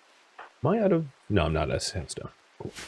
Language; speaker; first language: English; native; English